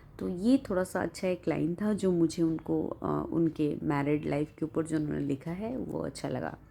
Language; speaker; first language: Hindi; non-native, local second language; Bangla